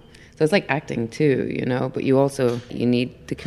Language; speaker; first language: English; native; English